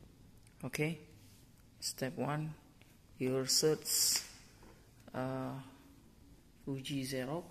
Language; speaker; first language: English; non-native, learner; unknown